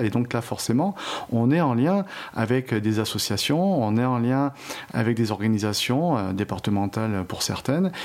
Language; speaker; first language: French; native; French